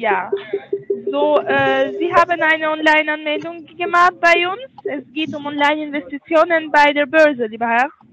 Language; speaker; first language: German; non-native, learner; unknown